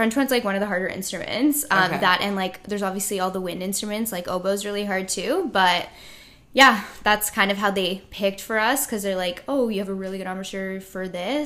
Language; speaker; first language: English; native; English